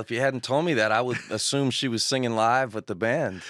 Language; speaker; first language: English; native; English